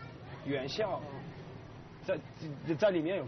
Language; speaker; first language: Chinese; non-native, learner; English